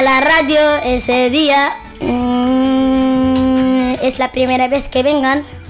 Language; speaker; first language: Spanish; non-native, learner; Arabic